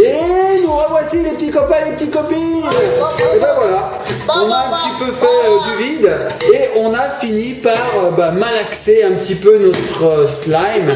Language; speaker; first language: French; native; French